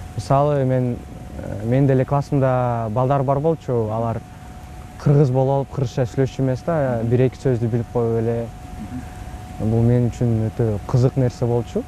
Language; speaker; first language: Kyrgyz; non-native, local second language; Russian